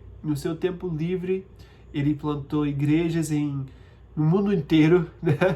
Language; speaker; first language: Portuguese; non-native, fluent; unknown